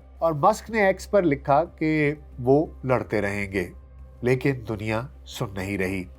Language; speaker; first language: Urdu; native; Urdu